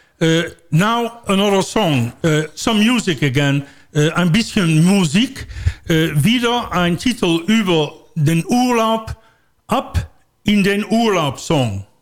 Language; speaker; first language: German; non-native, learner; Dutch